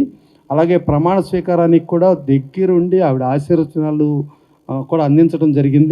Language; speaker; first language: Telugu; native; Telugu